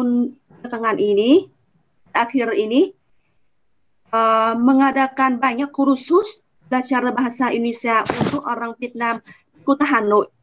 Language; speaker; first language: Indonesian; non-native, fluent; Vietnamese